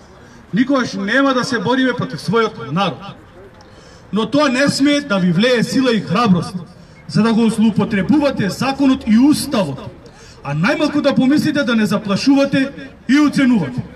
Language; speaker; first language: Macedonian; native; Macedonian